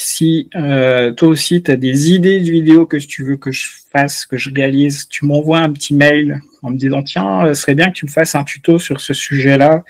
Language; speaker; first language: French; native; French